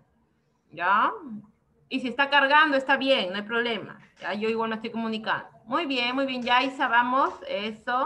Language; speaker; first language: Spanish; native; Spanish